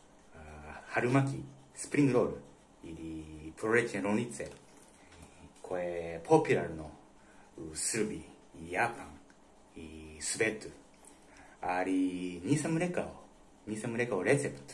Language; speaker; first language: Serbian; non-native, learner; Japanese